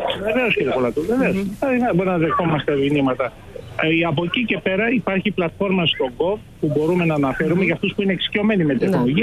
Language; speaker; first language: Greek; native; Greek